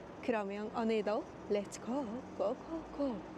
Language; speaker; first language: Korean; non-native, fluent; Japanese